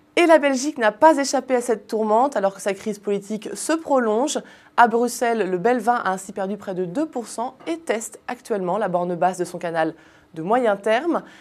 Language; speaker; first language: French; native; French